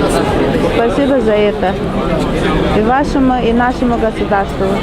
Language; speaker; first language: Russian; non-native, local second language; Uzbek